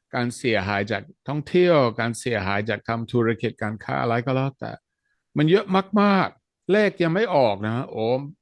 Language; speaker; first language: Thai; non-native, fluent; Dutch